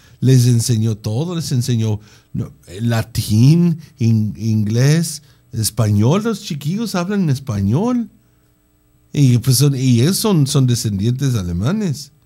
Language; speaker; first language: Spanish; non-native, fluent; English